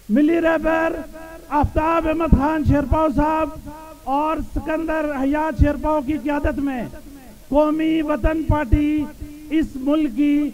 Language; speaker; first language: Urdu; non-native, local second language; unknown